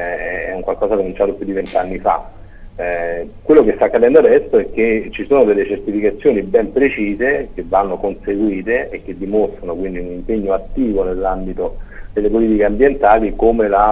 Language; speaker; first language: Italian; native; Italian